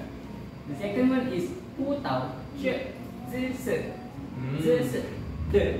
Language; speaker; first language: Chinese; non-native, learner; Malay